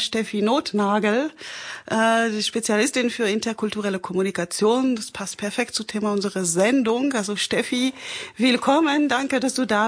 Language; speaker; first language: German; non-native, fluent; French